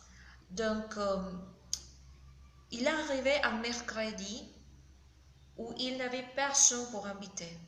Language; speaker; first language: French; non-native, learner; Spanish